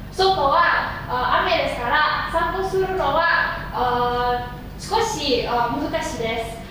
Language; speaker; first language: Japanese; non-native, learner; Indonesian